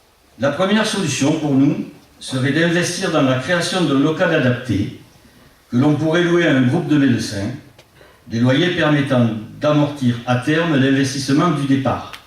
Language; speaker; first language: French; native; French